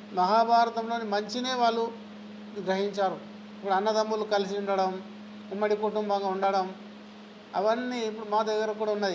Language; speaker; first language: Telugu; non-native, local second language; Gondi